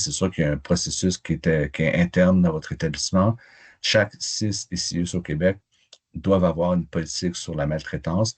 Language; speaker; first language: French; native; French